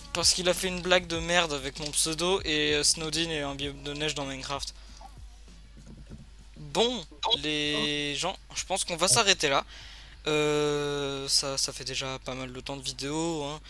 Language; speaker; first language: French; native; French